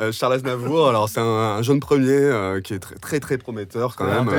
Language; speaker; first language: French; native; French